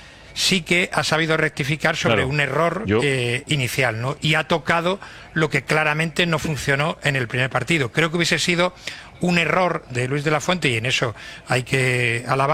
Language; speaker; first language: Spanish; native; Spanish